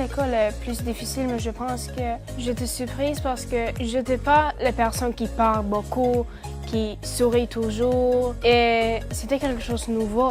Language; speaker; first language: French; non-native, learner; Finnish